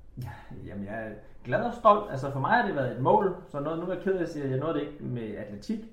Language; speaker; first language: Danish; native; Danish